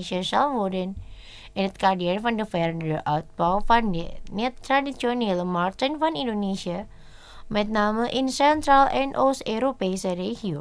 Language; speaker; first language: Dutch; non-native, fluent; Indonesian